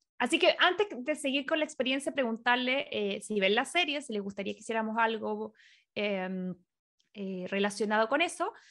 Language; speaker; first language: Spanish; native; Spanish